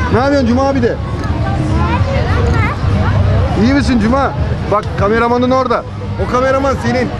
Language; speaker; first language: Turkish; native; Turkish